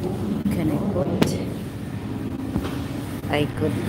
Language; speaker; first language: English; non-native, local second language; Filipino